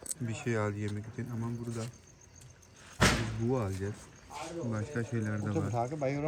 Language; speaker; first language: Turkish; non-native, learner; Punjabi